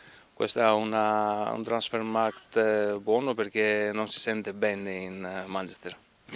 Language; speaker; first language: Italian; non-native, learner; Greek